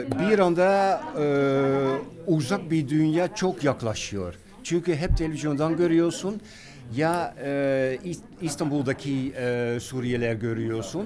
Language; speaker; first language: Turkish; non-native, fluent; Dutch